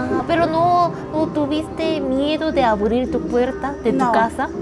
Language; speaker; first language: Spanish; non-native, learner; Korean